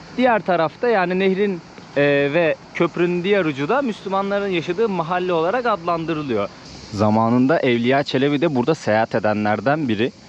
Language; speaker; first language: Turkish; native; Turkish